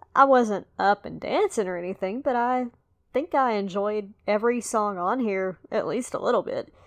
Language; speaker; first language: English; native; English